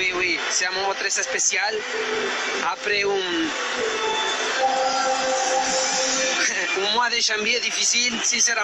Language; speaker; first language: French; non-native, fluent; Spanish